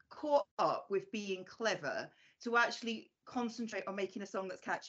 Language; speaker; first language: English; native; English